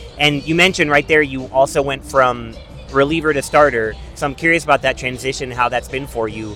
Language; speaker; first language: English; native; English